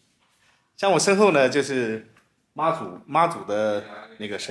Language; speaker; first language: Chinese; native; Chinese